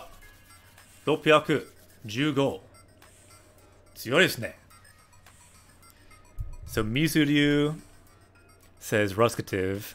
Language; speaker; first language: Japanese; non-native, fluent; English